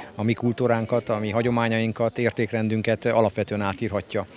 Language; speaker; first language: Hungarian; native; Hungarian